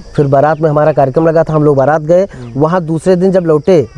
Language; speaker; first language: Hindi; native; Hindi